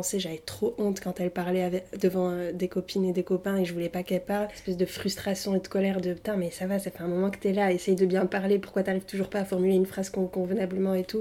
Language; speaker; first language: French; early bilingual, other home language; Arabic